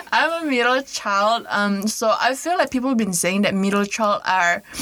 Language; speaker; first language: English; non-native, fluent; Indonesian